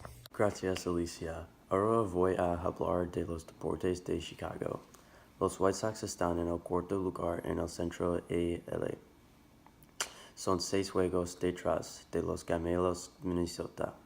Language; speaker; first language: Spanish; non-native, learner; English